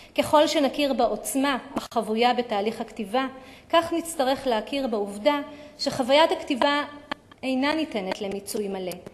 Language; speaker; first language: Hebrew; native; Hebrew